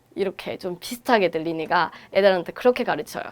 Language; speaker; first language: Korean; non-native, fluent; Burmese